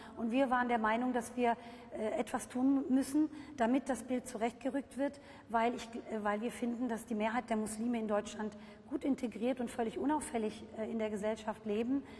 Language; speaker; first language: German; early bilingual, other home language; Turkish